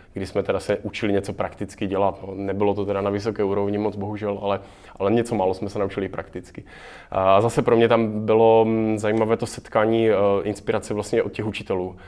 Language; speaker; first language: Czech; native; Czech